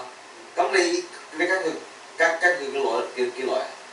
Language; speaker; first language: Cantonese; early bilingual, heritage; Cantonese